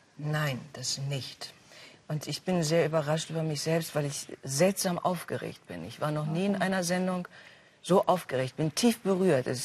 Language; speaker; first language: German; early bilingual, other home language; Turkish